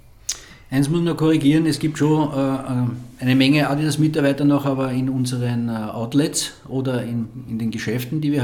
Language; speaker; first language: German; native; German